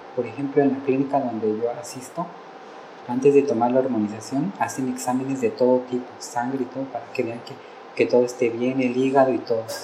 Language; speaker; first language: Spanish; native; Spanish